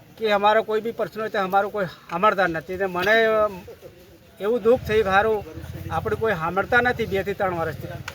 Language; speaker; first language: Gujarati; non-native, local second language; Rathawi